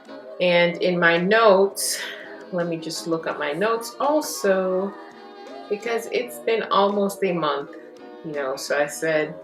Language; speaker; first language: English; native; English